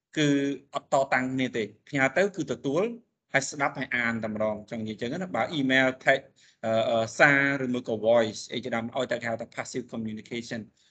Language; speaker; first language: Khmer; native; Khmer